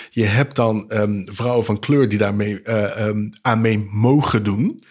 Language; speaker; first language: Dutch; non-native, local second language; Papiamento